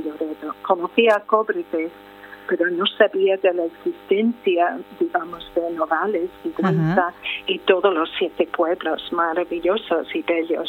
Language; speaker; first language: Spanish; non-native, fluent; English